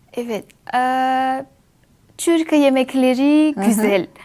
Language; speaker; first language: Turkish; non-native, fluent; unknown